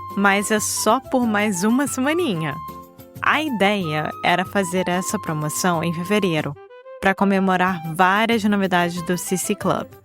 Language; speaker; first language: Portuguese; native; Portuguese